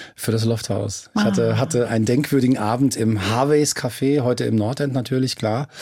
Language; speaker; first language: German; native; German